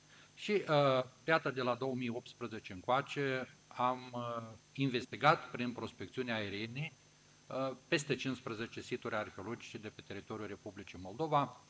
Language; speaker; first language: Romanian; native; Romanian